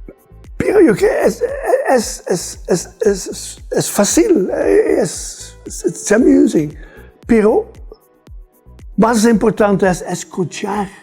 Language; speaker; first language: Spanish; non-native, fluent; Dutch